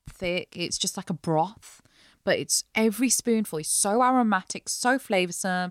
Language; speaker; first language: English; native; English